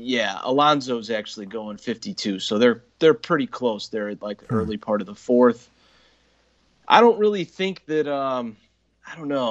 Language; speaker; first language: English; native; English